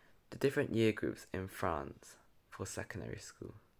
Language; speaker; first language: English; native; English